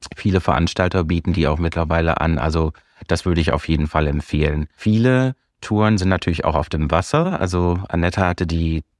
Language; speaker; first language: German; native; German